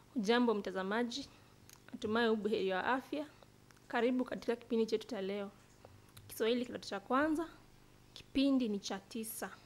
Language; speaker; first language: Swahili; non-native, local second language; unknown